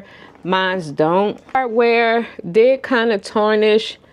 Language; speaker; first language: English; native; English